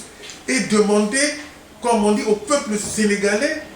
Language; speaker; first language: French; non-native, local second language; Lingala